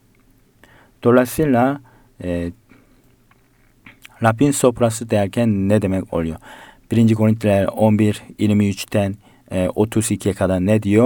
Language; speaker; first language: Turkish; non-native, learner; Korean